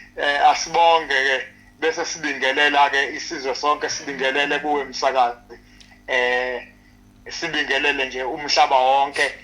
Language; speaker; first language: Zulu; native; Zulu